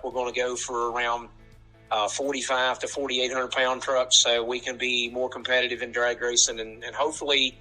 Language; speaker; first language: English; native; English